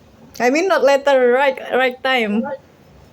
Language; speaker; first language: English; non-native, learner; Indonesian